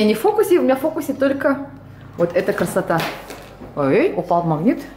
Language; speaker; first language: Russian; native; Russian